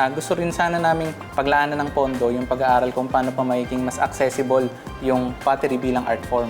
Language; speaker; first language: Filipino; native; Filipino